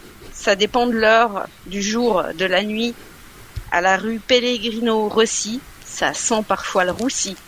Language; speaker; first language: French; native; French